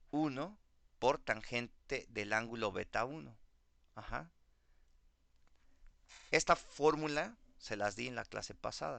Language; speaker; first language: Spanish; native; Spanish